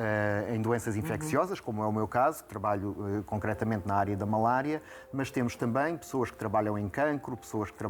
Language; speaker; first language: Portuguese; native; Portuguese